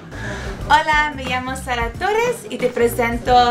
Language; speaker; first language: Spanish; non-native, fluent; English